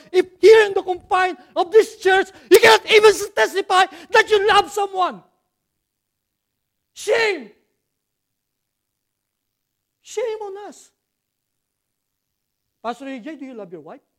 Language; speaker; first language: English; non-native, local second language; Filipino